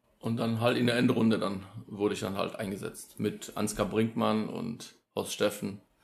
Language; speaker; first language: German; early bilingual, other home language; Polish